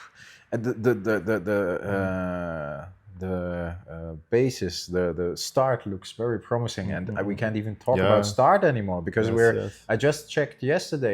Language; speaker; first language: English; non-native, fluent; German